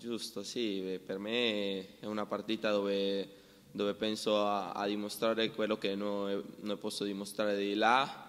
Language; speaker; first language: Italian; non-native, learner; Spanish